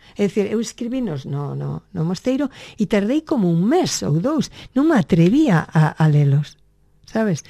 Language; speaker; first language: Galician; native; Galician